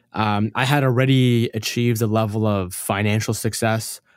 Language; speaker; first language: English; early bilingual, other home language; Arabic